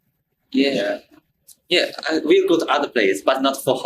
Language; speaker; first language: English; non-native, learner; Chinese